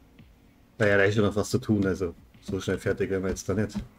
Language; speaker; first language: German; native; German